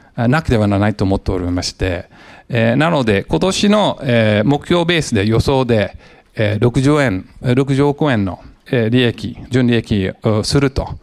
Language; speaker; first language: Japanese; non-native, fluent; English